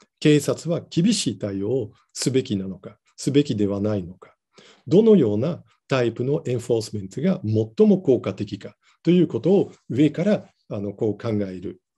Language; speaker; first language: Japanese; non-native, fluent; Dutch